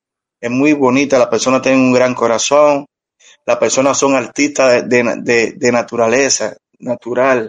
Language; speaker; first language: Portuguese; non-native, learner; Spanish